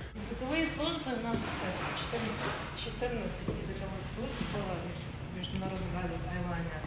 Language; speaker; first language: Russian; non-native, local second language; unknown